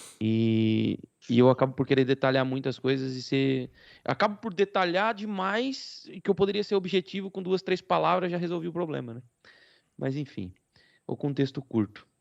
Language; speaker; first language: Portuguese; native; Portuguese